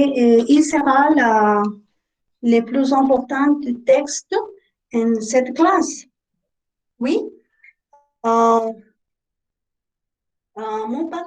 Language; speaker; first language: French; non-native, learner; Spanish